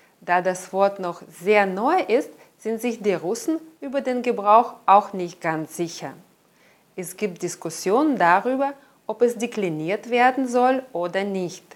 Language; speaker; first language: German; non-native, fluent; Russian